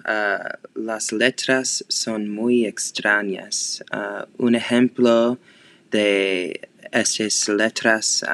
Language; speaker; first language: Spanish; non-native, learner; English